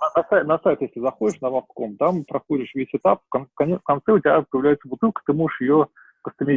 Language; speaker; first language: Russian; native; Russian